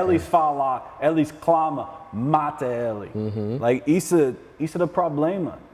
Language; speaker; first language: Portuguese; non-native, learner; English